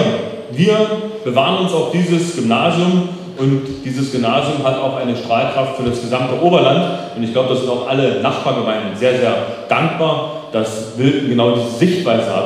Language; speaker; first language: German; native; German